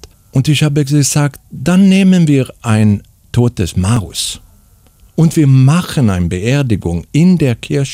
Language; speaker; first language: German; non-native, fluent; Swedish